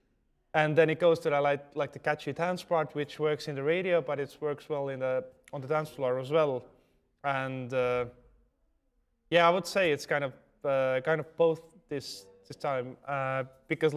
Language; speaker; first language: English; non-native, fluent; Estonian